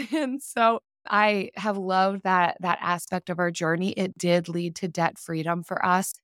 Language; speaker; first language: English; native; English